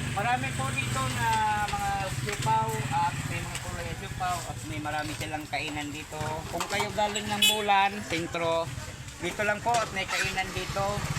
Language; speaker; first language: Filipino; non-native, local second language; Bikol